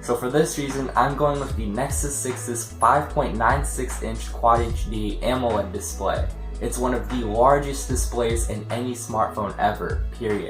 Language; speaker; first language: English; native; English